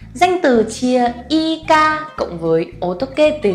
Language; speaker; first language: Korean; non-native, fluent; Vietnamese